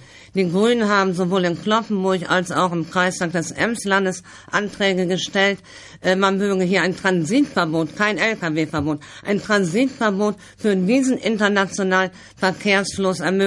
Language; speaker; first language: German; native; German